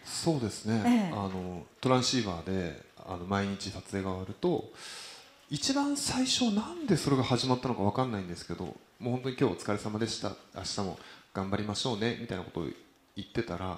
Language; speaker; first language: Japanese; native; Japanese